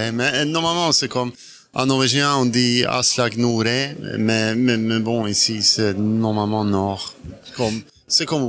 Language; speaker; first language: French; non-native, fluent; Norwegian